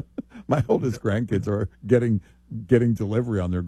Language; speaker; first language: English; native; English